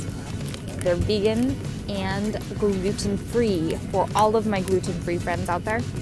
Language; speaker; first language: English; native; English